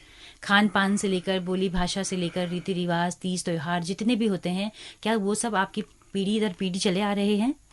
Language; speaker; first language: Hindi; native; Hindi